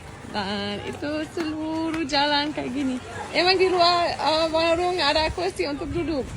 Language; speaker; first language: Indonesian; non-native, fluent; German